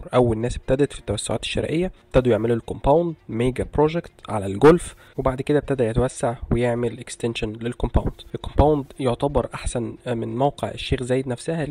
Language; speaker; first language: Arabic; native; Arabic